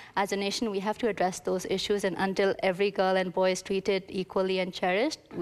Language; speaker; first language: English; non-native, local second language; Urdu